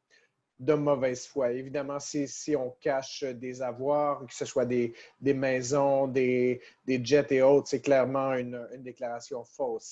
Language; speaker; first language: French; native; French